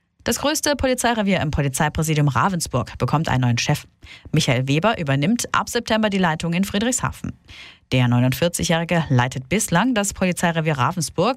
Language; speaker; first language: German; native; German